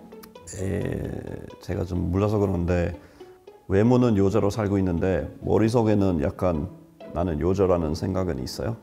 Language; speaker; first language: Korean; non-native, fluent; English